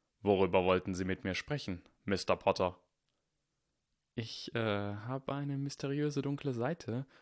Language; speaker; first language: German; native; German